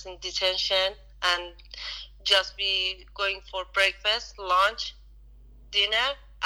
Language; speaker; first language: English; non-native, learner; Persian